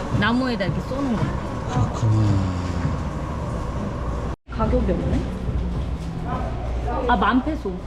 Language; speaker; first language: Korean; native; Korean